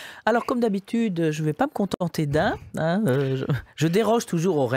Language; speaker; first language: French; native; French